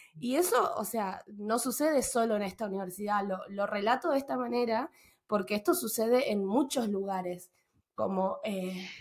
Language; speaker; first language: Spanish; native; Spanish